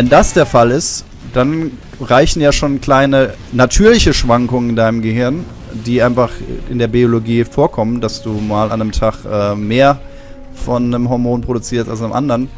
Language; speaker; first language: German; native; German